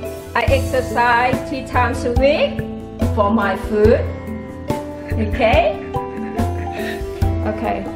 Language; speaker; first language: English; non-native, learner; Thai